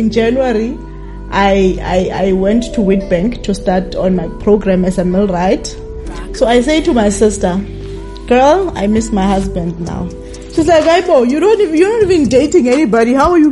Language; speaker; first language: English; non-native, local second language; Tsonga